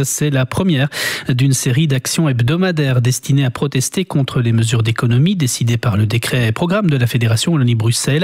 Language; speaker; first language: French; native; French